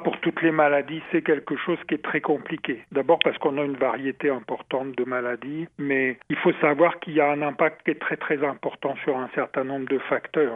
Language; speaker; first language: French; native; French